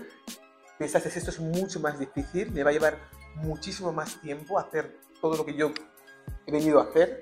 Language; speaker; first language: Spanish; native; Spanish